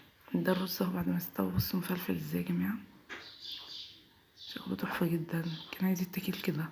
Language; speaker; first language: Arabic; native; Arabic